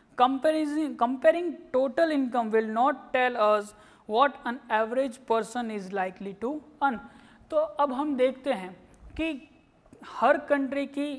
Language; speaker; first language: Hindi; non-native, local second language; Gujarati